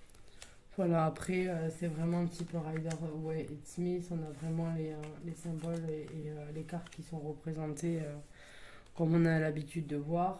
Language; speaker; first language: French; native; French